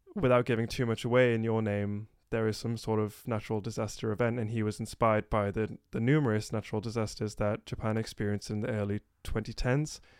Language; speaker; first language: English; native; English